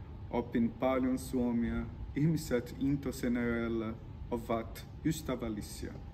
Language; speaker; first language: Finnish; non-native, learner; Portuguese